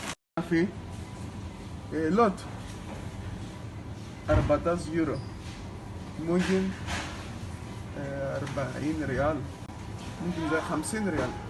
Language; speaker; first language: Arabic; non-native, learner; Greek